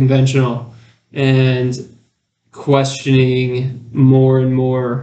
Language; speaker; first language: English; native; English